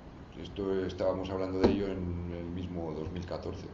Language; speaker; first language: Spanish; native; Spanish